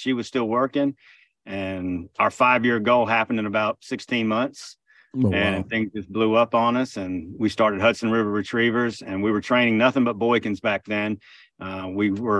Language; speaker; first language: English; native; English